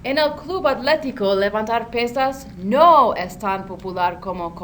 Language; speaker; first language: Spanish; non-native, learner; English